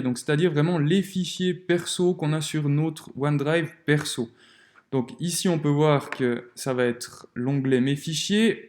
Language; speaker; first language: French; native; French